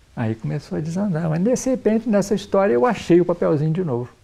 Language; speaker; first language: Portuguese; native; Portuguese